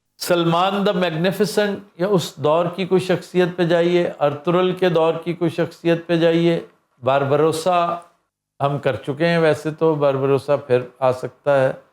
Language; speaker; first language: Urdu; non-native, local second language; Punjabi